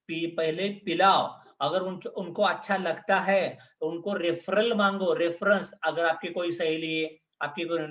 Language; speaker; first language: Hindi; non-native, local second language; Marathi